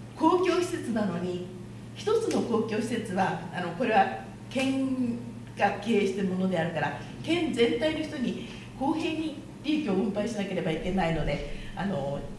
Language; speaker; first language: Japanese; native; Japanese